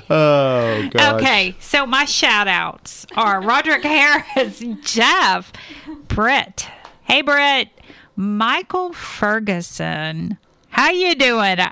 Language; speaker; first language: English; native; English